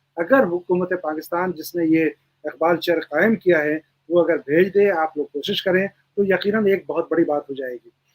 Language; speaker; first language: Hindi; native; Hindi